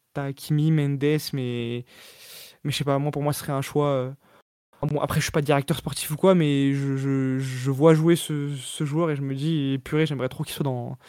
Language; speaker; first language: French; native; French